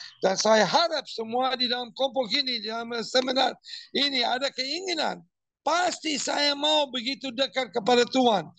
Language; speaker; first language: Indonesian; non-native, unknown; English